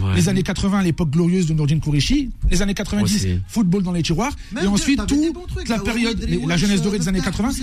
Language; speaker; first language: French; non-native, local second language; Arabic